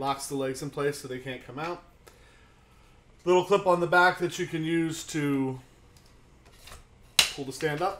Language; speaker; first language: English; native; English